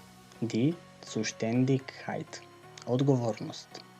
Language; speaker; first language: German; non-native, fluent; Macedonian